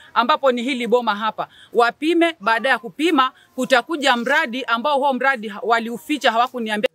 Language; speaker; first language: Swahili; native; Swahili